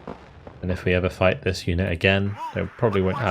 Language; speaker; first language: English; native; English